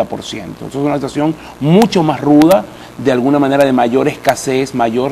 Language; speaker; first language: Spanish; native; Spanish